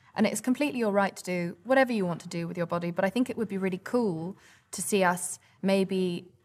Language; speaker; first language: English; native; English